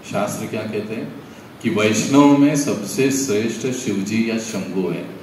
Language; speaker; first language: Hindi; non-native, local second language; Marathi